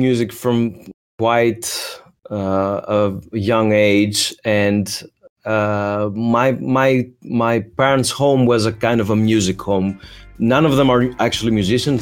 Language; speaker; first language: English; non-native, fluent; Greek